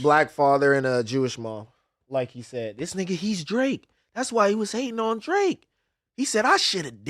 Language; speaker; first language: English; native; English